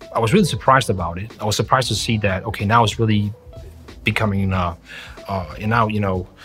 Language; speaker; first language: English; non-native, fluent; Danish